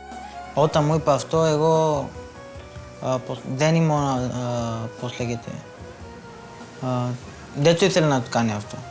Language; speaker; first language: Greek; non-native, local second language; Bulgarian